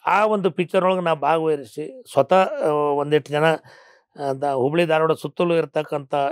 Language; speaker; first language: Kannada; native; Kannada